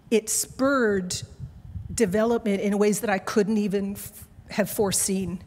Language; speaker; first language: English; native; English